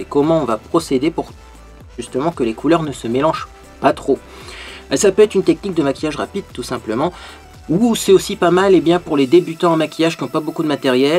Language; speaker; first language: French; native; French